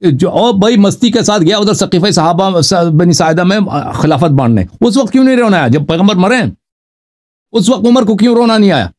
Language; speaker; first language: Urdu; non-native, fluent; Persian